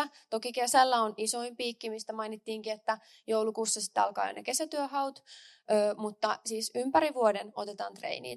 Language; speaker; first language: Finnish; native; Finnish